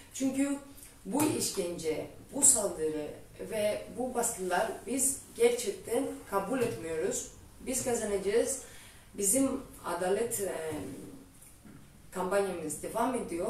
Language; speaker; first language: Turkish; non-native, learner; Greek